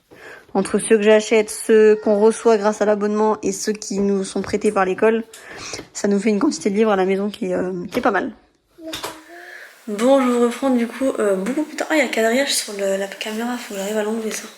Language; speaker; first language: French; native; French